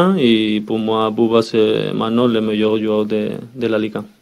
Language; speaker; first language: French; non-native, learner; Spanish